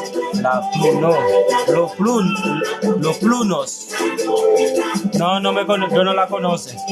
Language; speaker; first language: Spanish; non-native, learner; Haitian Creole